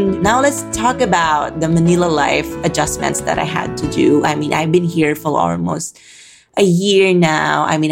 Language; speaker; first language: English; non-native, local second language; Filipino